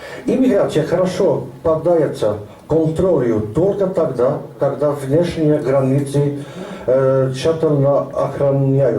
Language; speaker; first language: Russian; non-native, learner; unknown